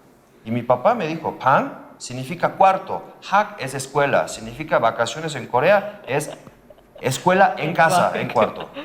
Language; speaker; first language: Spanish; early bilingual, other home language; Korean